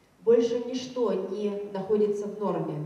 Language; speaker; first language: Russian; native; Russian